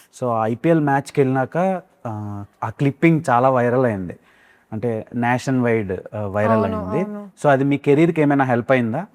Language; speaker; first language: Telugu; native; Telugu